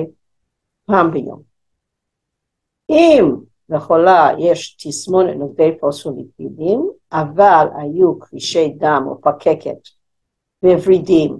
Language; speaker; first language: Hebrew; non-native, fluent; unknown